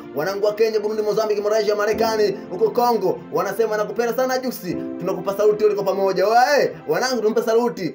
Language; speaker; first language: Swahili; native; Swahili